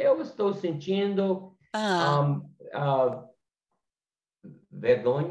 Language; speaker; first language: Portuguese; non-native, learner; English